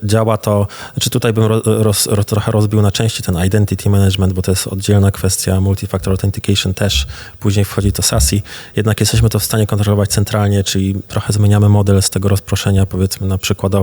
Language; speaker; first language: Polish; native; Polish